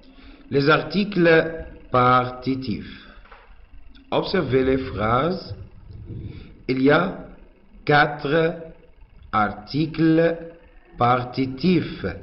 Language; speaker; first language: French; non-native, fluent; Arabic